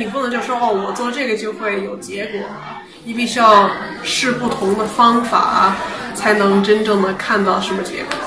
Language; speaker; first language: Chinese; early bilingual, heritage; Chinese